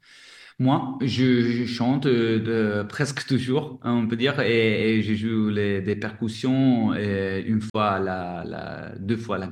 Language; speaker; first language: French; non-native, fluent; Italian